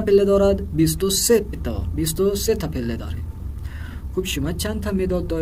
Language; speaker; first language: Persian; non-native, fluent; Urdu